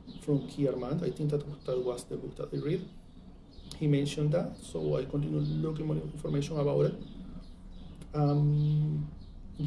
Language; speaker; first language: English; non-native, fluent; Spanish